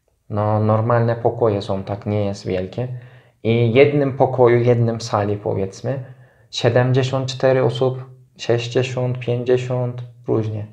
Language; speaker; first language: Polish; non-native, fluent; Turkish